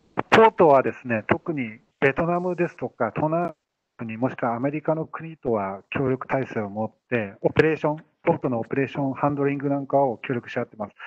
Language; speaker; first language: Japanese; native; Japanese